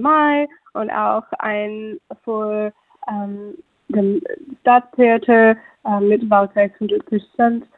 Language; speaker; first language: German; non-native, fluent; English